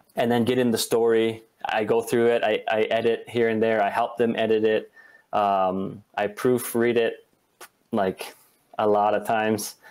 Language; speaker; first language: English; native; English